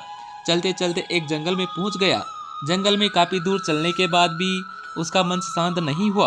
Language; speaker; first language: Hindi; native; Hindi